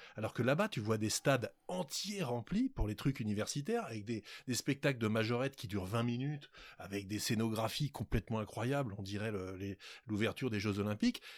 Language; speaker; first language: French; non-native, fluent; English